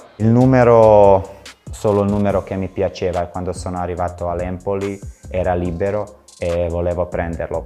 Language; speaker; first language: Italian; non-native, fluent; Serbian